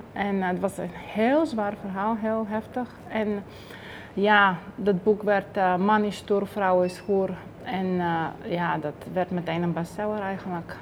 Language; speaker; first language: Dutch; non-native, fluent; Bulgarian